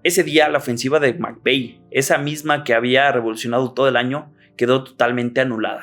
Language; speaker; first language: Spanish; native; Spanish